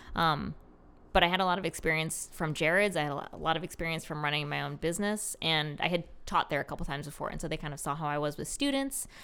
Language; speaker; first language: English; native; English